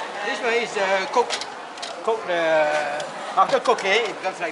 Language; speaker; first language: English; non-native, local second language; Chinese